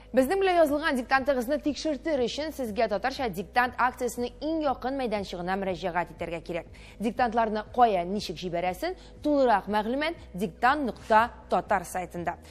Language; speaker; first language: Tatar; native; Tatar